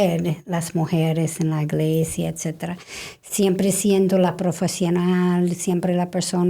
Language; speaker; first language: Spanish; non-native, fluent; English